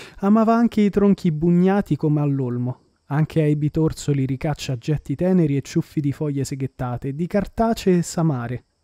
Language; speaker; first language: Italian; native; Italian